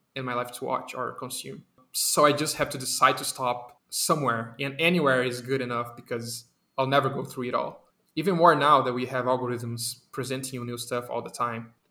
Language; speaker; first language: English; non-native, fluent; Portuguese